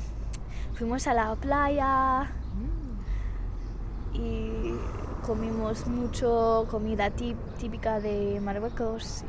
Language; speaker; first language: Spanish; non-native, fluent; English